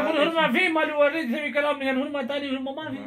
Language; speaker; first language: Arabic; non-native, learner; Punjabi